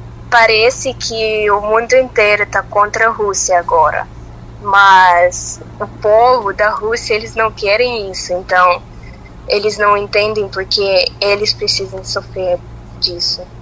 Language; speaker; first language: Portuguese; non-native, fluent; Russian